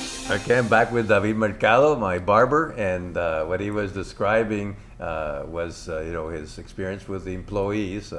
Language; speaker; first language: English; non-native, local second language; Spanish